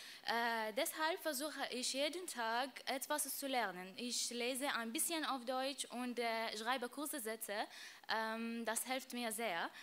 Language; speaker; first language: German; non-native, learner; Arabic